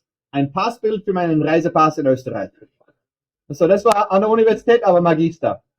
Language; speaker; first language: German; non-native, fluent; English